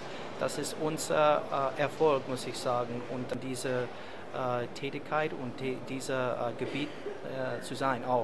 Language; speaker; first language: German; non-native, learner; English